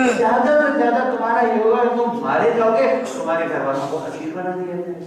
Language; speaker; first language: Urdu; non-native, local second language; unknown